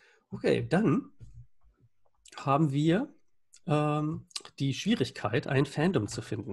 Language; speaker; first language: German; native; German